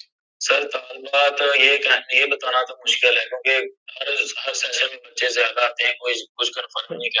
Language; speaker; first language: Urdu; native; Urdu